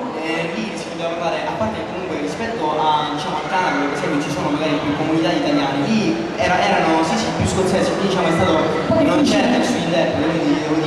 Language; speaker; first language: Italian; native; Italian